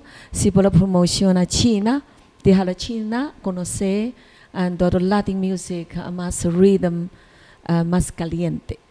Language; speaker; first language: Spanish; non-native, learner; Chinese